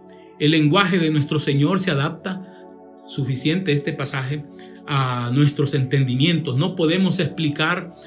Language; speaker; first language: Spanish; native; Spanish